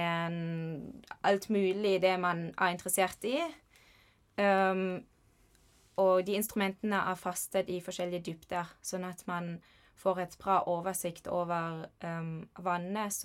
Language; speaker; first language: Norwegian; non-native, fluent; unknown